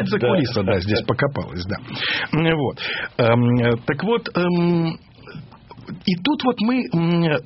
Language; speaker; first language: Russian; native; Russian